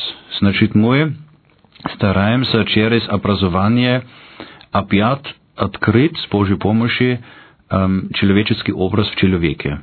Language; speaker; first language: Russian; non-native, fluent; German